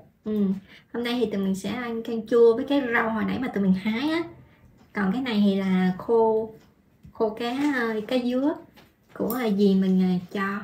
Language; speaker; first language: Vietnamese; native; Vietnamese